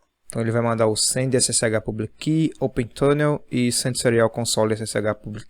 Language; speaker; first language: Portuguese; native; Portuguese